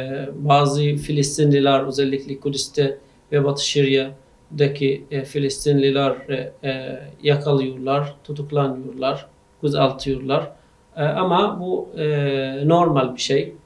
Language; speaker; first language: Turkish; non-native, fluent; Arabic